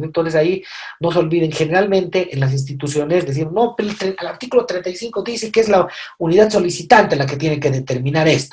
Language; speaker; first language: Spanish; native; Spanish